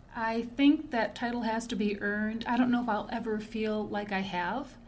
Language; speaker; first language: English; native; English